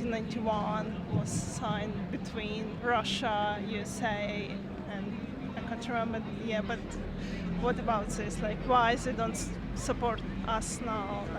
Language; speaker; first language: English; non-native, learner; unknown